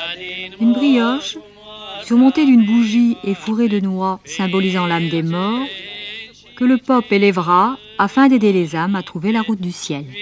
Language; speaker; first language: French; native; French